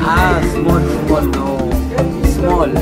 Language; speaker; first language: English; non-native, learner; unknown